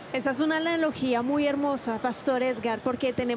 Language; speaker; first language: Spanish; native; Spanish